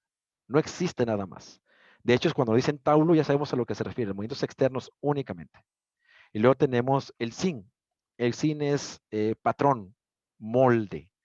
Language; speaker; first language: Spanish; native; Spanish